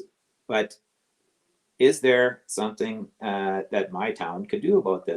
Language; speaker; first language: English; native; English